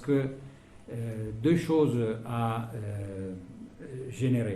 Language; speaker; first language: French; non-native, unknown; Italian